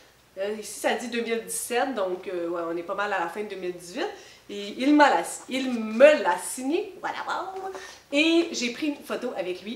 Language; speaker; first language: French; native; French